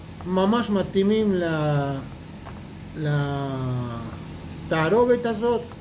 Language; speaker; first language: Hebrew; non-native, fluent; Spanish